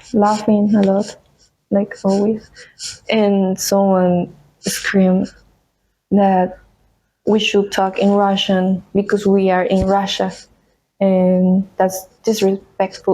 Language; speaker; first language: English; non-native, fluent; Spanish